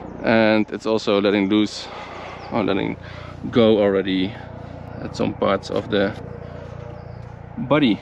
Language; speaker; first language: English; non-native, fluent; Dutch